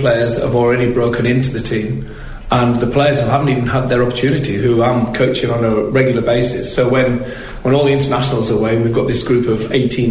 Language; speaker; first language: English; native; English